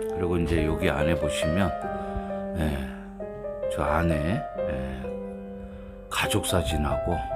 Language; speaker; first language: Korean; native; Korean